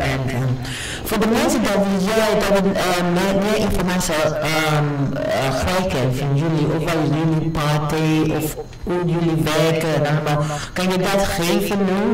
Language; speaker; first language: Dutch; non-native, learner; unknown